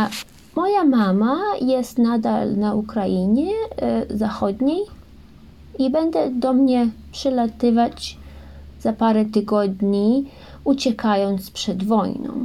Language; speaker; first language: Polish; early bilingual, heritage; Ukrainian